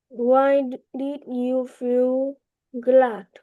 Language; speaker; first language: English; non-native, learner; Vietnamese